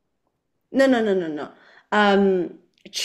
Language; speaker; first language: French; non-native, learner; Chinese